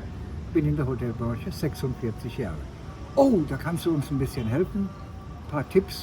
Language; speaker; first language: German; non-native, fluent; Sinhala